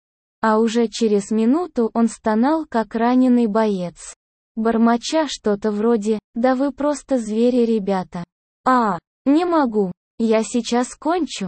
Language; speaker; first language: Russian; native; Russian